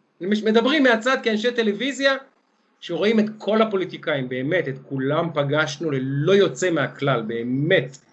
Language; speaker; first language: Hebrew; native; Hebrew